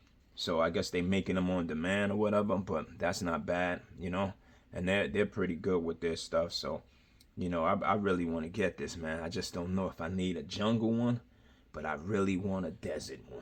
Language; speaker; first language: English; native; English